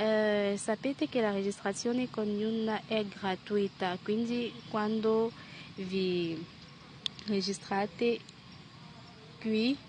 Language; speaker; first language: Italian; non-native, learner; French